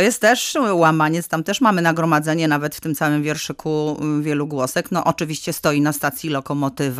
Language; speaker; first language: Polish; native; Polish